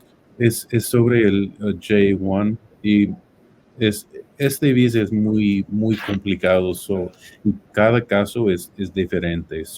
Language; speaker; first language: Spanish; non-native, fluent; English